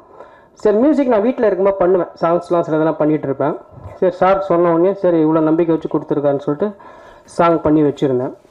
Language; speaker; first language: Tamil; native; Tamil